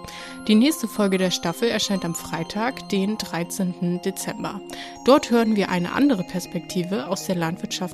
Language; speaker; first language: German; native; German